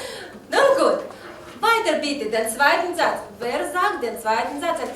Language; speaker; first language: German; non-native, fluent; Russian